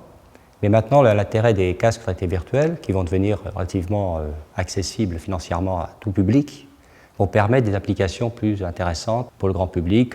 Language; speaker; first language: French; native; French